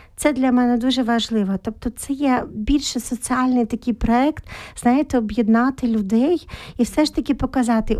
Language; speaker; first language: Ukrainian; native; Ukrainian